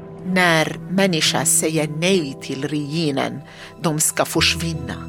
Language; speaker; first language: Swedish; non-native, learner; Arabic